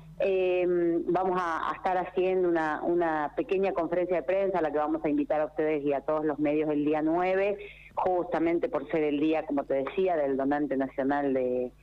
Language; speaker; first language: Spanish; native; Spanish